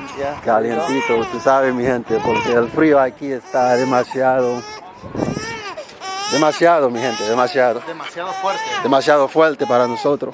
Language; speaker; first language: Spanish; non-native, learner; Haitian Creole